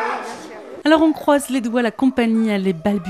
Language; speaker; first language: French; native; French